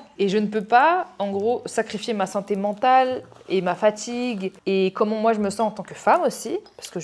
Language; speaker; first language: French; native; French